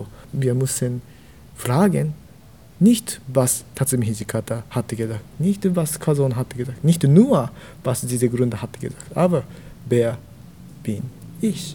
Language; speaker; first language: German; non-native, learner; Japanese